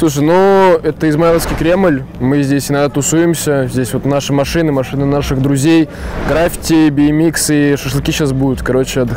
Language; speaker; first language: Russian; native; Russian